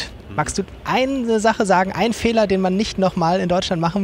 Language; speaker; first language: German; native; German